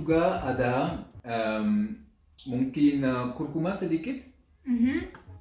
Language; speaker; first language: Indonesian; non-native, fluent; French